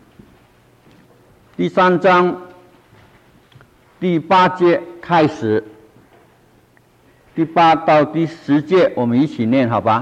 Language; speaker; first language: Chinese; non-native, local second language; Cantonese